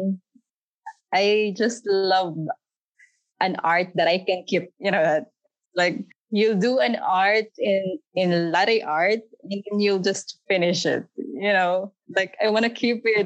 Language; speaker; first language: English; non-native, local second language; Filipino